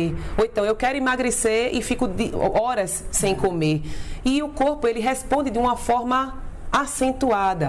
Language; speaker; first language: Portuguese; native; Portuguese